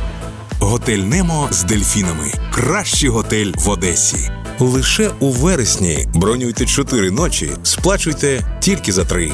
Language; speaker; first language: Ukrainian; native; Ukrainian